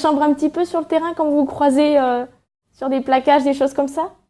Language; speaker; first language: French; native; French